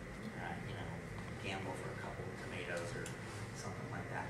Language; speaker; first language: English; native; English